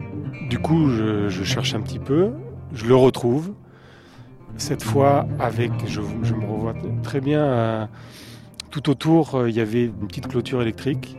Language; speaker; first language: French; native; French